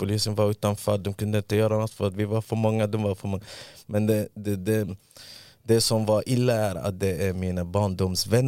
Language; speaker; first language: Swedish; early bilingual, other home language; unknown